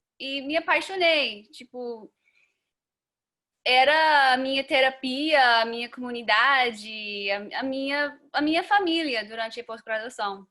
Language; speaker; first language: Portuguese; non-native, fluent; English